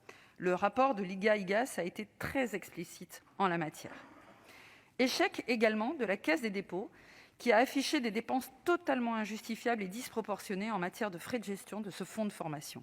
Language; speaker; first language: French; native; French